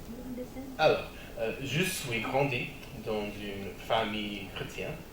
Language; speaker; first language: French; non-native, learner; English